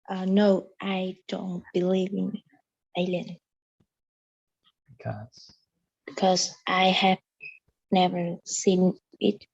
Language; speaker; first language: English; non-native, learner; Vietnamese